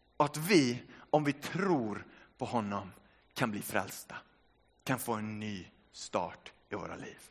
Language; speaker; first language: Swedish; early bilingual, other home language; Finnish